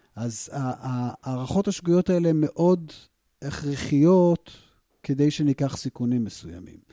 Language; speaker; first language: Hebrew; native; Hebrew